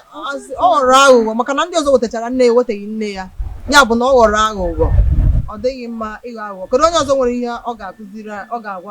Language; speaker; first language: Igbo; native; Igbo